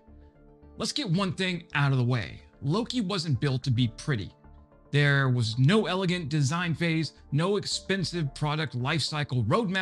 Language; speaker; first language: English; native; English